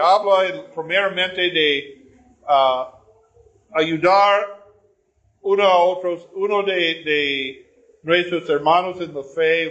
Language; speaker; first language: Spanish; non-native, learner; English